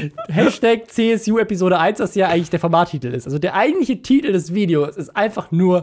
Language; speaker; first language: German; native; German